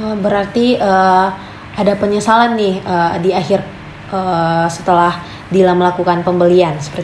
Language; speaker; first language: Indonesian; native; Indonesian